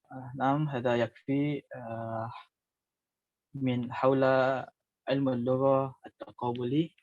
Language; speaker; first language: Arabic; non-native, learner; Indonesian